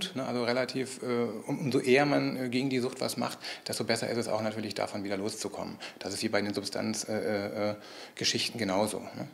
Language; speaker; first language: German; native; German